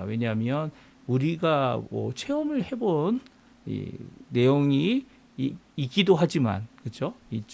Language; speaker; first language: Korean; native; Korean